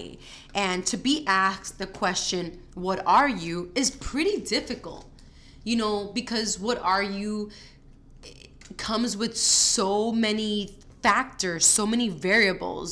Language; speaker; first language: English; native; English